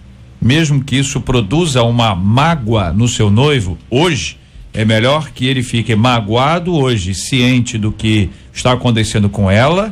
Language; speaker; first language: Portuguese; native; Portuguese